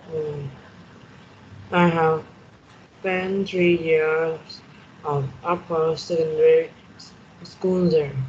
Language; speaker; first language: English; non-native, learner; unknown